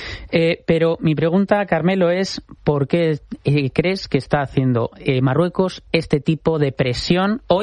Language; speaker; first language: Spanish; native; Spanish